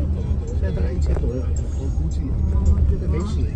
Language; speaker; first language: Chinese; native; Chinese